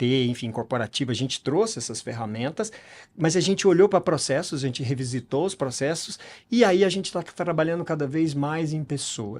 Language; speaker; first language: Portuguese; native; Portuguese